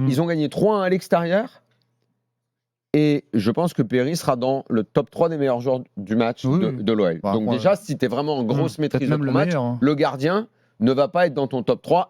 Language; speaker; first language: French; native; French